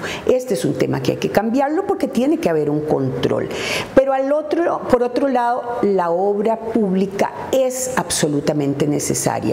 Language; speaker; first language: Spanish; native; Spanish